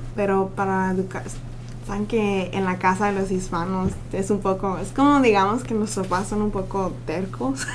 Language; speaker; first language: Spanish; early bilingual, heritage; Spanish